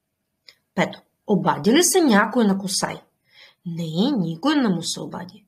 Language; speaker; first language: Bulgarian; non-native, fluent; Russian